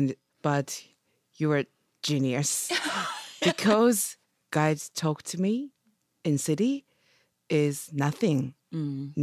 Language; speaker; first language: English; non-native, learner; Japanese